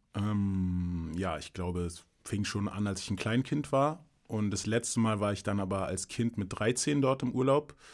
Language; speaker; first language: German; early bilingual, other home language; English